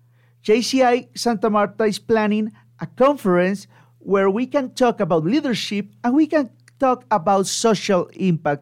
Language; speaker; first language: English; non-native, local second language; Spanish